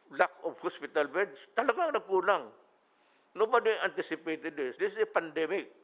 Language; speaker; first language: English; non-native, local second language; Filipino